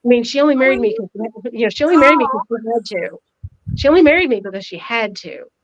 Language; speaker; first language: English; native; English